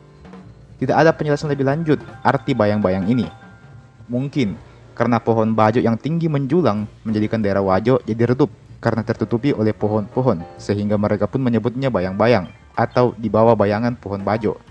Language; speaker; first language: Indonesian; native; Indonesian